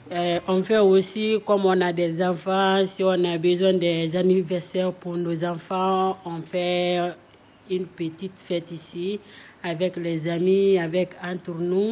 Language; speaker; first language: French; non-native, fluent; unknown